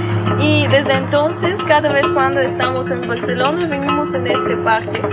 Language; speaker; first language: Spanish; non-native, learner; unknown